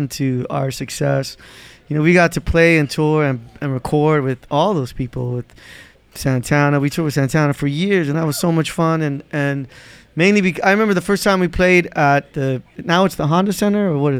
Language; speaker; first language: English; native; English